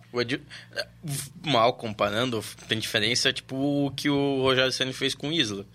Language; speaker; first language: Portuguese; native; Portuguese